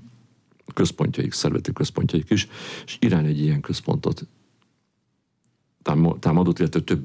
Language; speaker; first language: Hungarian; native; Hungarian